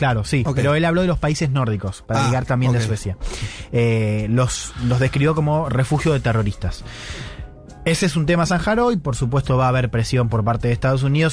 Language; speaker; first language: Spanish; native; Spanish